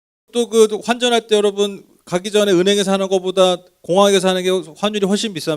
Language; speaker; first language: Korean; native; Korean